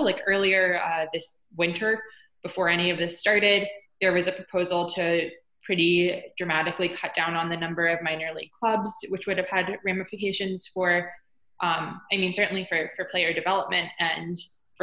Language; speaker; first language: English; native; English